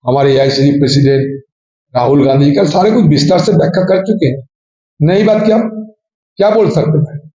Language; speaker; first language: Hindi; non-native, local second language; Bangla